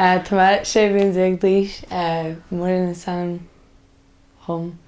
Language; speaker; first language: Irish; native; Irish